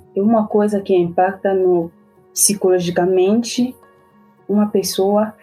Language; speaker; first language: Portuguese; non-native, fluent; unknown